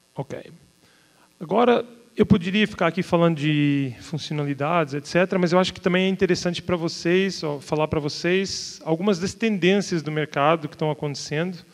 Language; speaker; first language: Portuguese; native; Portuguese